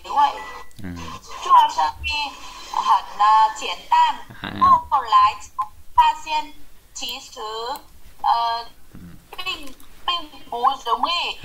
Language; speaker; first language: Chinese; non-native, learner; Vietnamese